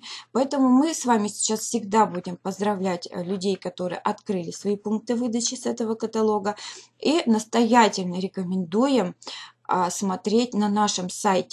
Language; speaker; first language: Russian; native; Russian